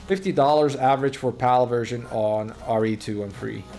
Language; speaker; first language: English; non-native, fluent; Finnish